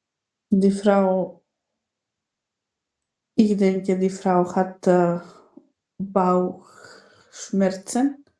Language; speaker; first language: German; non-native, learner; Macedonian